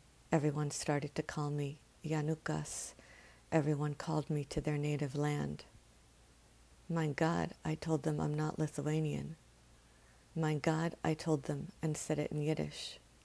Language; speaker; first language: English; native; English